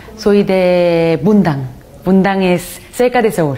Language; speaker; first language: Spanish; non-native, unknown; Korean